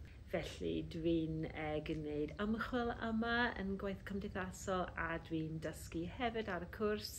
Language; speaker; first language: Welsh; non-native, fluent; English